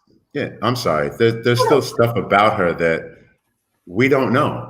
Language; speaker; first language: English; native; English